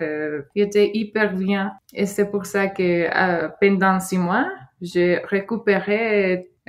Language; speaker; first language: French; non-native, fluent; Spanish